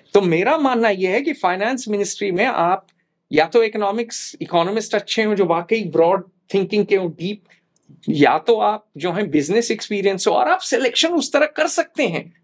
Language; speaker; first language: Hindi; native; Hindi